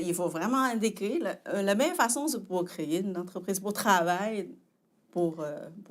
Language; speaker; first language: French; non-native, fluent; Chinese